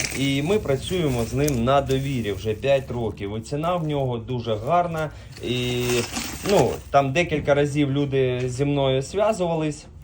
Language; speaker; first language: Ukrainian; non-native, local second language; Russian